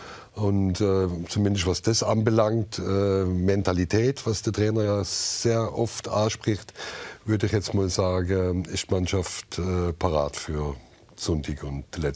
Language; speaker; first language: German; native; German